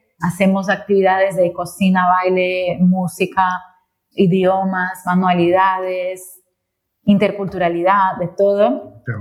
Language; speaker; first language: Spanish; non-native, fluent; Portuguese